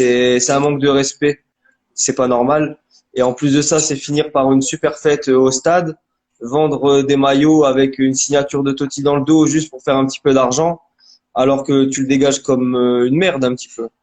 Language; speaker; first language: French; native; French